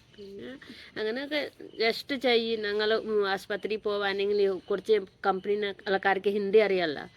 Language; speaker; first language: Malayalam; non-native, local second language; Hindi